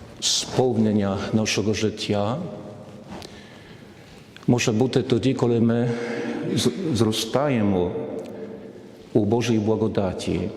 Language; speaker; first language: Polish; non-native, learner; Ukrainian